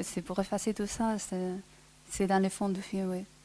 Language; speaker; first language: French; non-native, fluent; Spanish